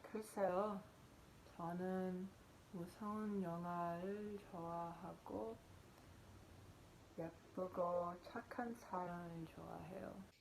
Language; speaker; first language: Korean; non-native, learner; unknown